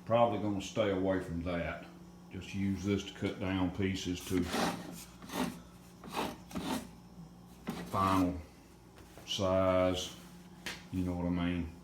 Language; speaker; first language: English; native; English